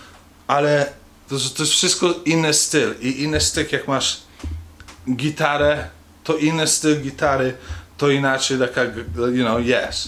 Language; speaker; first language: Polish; early bilingual, heritage; Polish